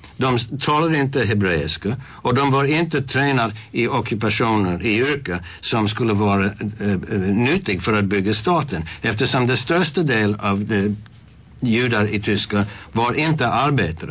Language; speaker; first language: Swedish; non-native, fluent; English